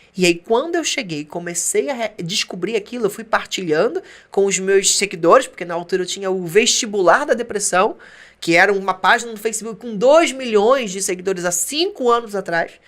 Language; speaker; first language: Portuguese; native; Portuguese